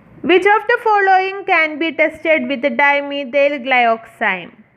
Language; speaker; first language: English; non-native, local second language; Malayalam